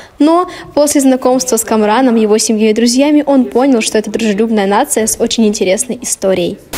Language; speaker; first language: Russian; native; Russian